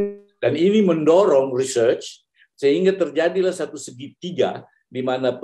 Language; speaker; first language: Malay; native; Malay